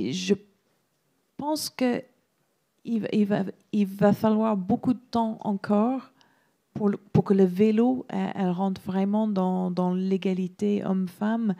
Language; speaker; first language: French; non-native, fluent; English